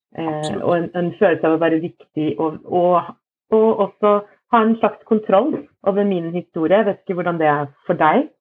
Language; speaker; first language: Norwegian; native; Norwegian